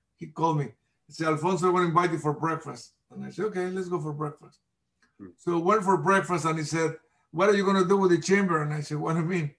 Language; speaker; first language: English; non-native, fluent; Spanish